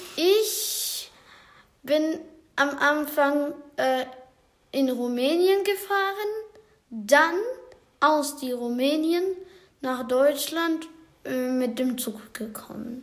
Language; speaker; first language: German; non-native, learner; Ukrainian